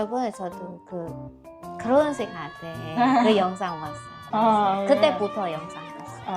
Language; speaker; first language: Korean; non-native, learner; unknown